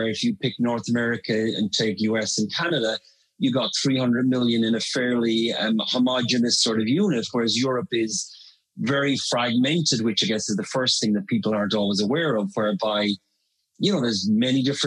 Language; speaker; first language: English; native; English